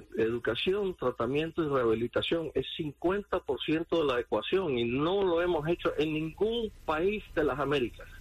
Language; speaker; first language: Spanish; early bilingual, heritage; Spanish